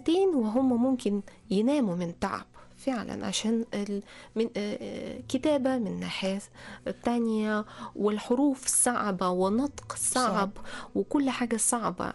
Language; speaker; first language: Arabic; non-native, fluent; Russian